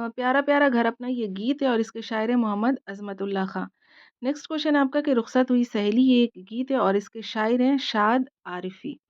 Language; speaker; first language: Urdu; native; Urdu